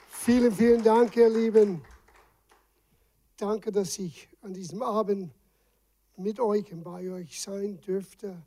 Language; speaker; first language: German; non-native, fluent; English